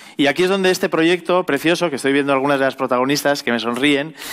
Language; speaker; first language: Spanish; native; Spanish